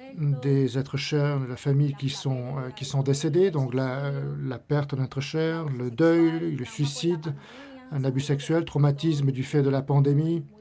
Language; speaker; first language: French; native; French